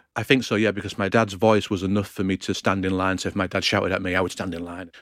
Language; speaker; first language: English; native; English